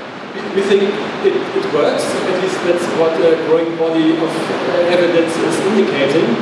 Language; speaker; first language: English; non-native, fluent; German